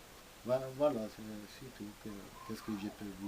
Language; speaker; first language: French; non-native, local second language; Arabic